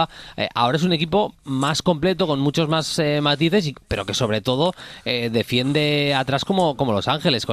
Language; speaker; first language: Spanish; native; Spanish